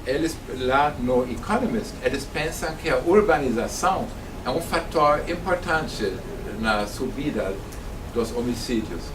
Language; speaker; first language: Portuguese; non-native, fluent; German